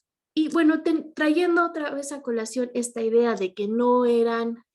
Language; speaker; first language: Spanish; native; Spanish